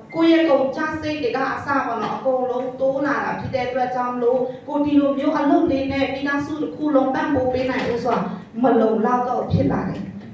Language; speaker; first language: Burmese; non-native, local second language; Shan